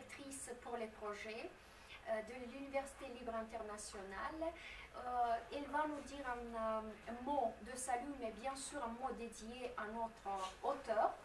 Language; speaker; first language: French; non-native, fluent; Romanian